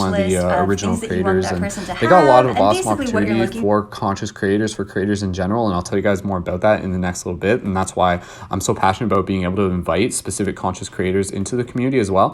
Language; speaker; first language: English; native; English